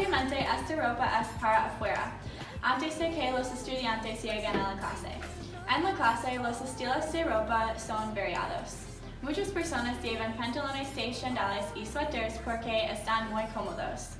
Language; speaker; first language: Spanish; non-native, learner; English